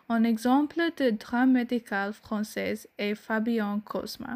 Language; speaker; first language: French; non-native, learner; English